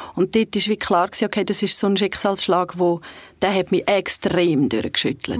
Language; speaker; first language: German; early bilingual, other home language; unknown